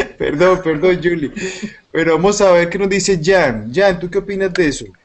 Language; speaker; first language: Spanish; native; Spanish